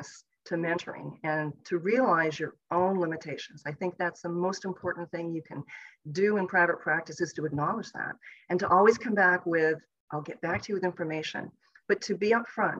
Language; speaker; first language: English; native; English